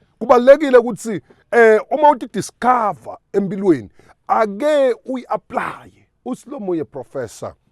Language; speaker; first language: Zulu; non-native, local second language; Swati